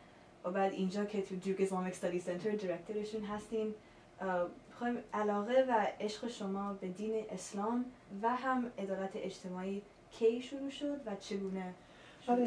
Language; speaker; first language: Persian; early bilingual, heritage; Persian